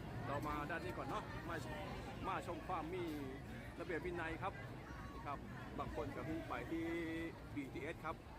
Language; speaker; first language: Thai; native; Thai